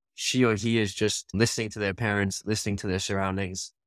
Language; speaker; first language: English; early bilingual, other home language; Dutch